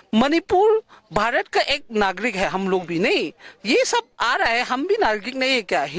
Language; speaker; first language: Hindi; non-native, local second language; Manipuri